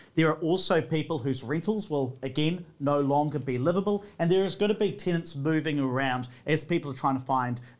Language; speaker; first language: English; native; English